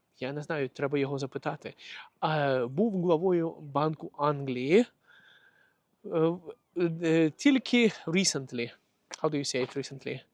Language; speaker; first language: Ukrainian; native; Ukrainian